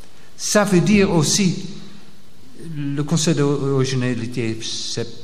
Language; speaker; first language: French; non-native, local second language; Dutch